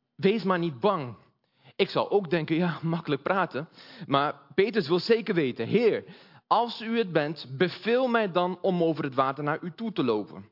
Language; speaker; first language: Dutch; early bilingual, other home language; Portuguese